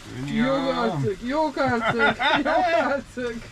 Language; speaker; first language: Turkish; native; Turkish